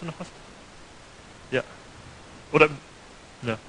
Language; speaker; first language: German; native; German